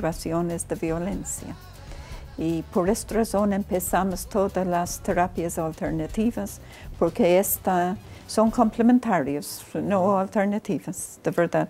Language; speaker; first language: Spanish; non-native, fluent; English